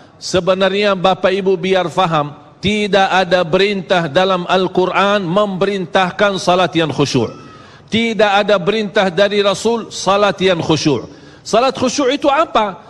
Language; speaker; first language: Malay; native; Malay